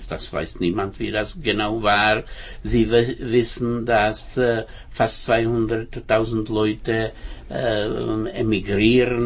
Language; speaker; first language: German; non-native, fluent; Czech